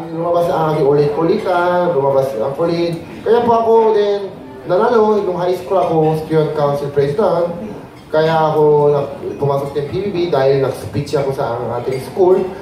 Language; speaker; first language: Filipino; non-native, fluent; Korean